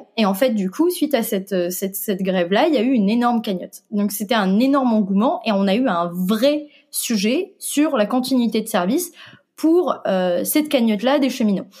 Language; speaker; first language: French; non-native, local second language; Arabic